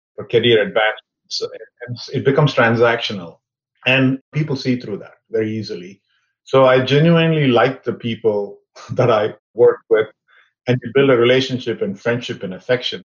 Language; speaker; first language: English; non-native, local second language; Tamil